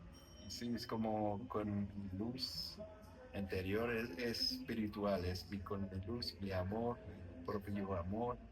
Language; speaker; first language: Spanish; non-native, learner; French